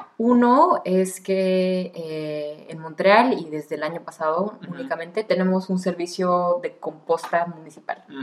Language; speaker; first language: Spanish; native; Spanish